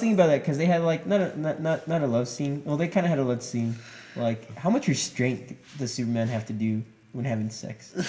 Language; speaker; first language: English; native; English